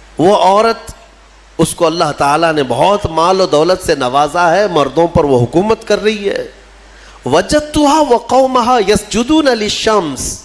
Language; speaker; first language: Urdu; native; Urdu